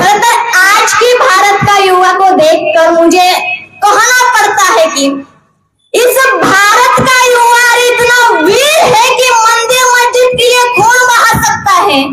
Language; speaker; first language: Hindi; non-native, local second language; Marathi